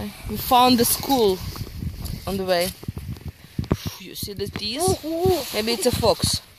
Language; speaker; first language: English; non-native, fluent; Ukrainian